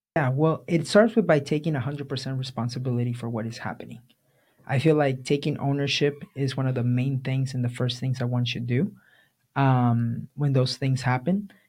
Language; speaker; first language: English; early bilingual, other home language; Spanish